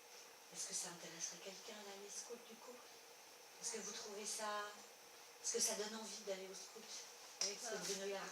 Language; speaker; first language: French; native; French